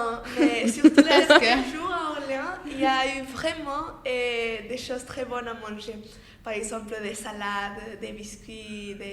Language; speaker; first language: French; non-native, fluent; Spanish